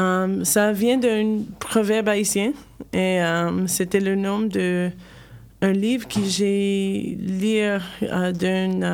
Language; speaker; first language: French; non-native, learner; English